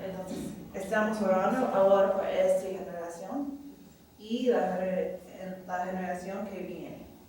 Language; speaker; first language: Spanish; non-native, fluent; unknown